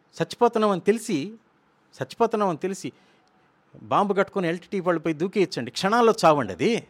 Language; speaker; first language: Telugu; native; Telugu